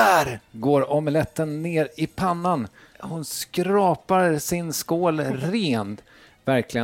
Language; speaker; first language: Swedish; native; Swedish